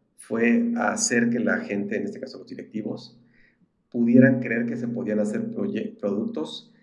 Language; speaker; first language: Spanish; native; Spanish